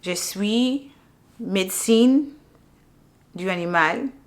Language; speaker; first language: French; non-native, learner; English